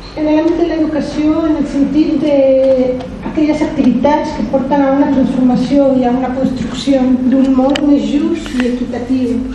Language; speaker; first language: Catalan; non-native, local second language; Spanish